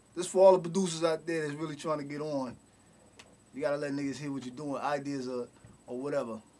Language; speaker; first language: English; native; English